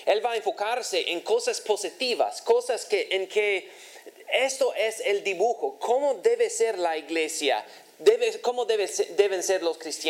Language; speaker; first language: Spanish; non-native, fluent; English